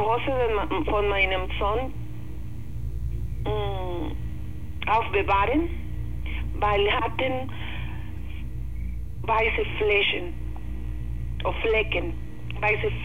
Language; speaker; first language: German; non-native, learner; Spanish